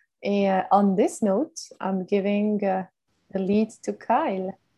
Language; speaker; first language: English; non-native, fluent; French